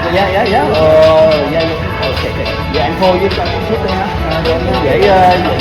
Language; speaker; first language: Vietnamese; early bilingual, heritage; Vietnamese